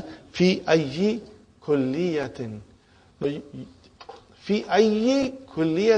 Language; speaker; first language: Arabic; non-native, fluent; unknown